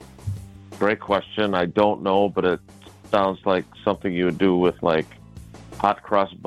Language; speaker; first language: English; native; English